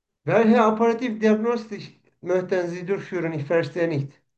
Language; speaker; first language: German; non-native, learner; Turkish